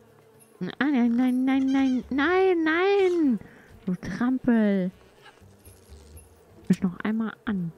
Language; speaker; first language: German; native; German